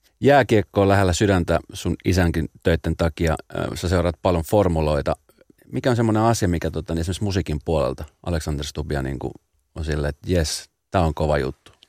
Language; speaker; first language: Finnish; native; Finnish